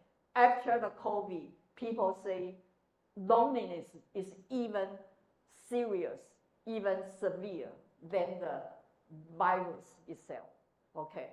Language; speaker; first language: English; non-native, fluent; Chinese